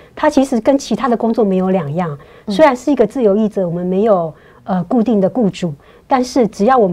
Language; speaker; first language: Chinese; native; Chinese